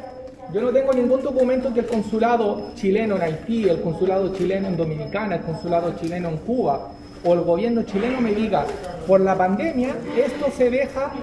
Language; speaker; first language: Spanish; native; Spanish